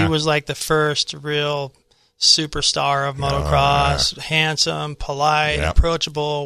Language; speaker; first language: English; native; English